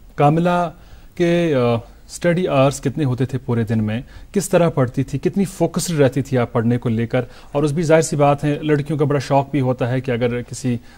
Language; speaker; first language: Hindi; non-native, local second language; Kashmiri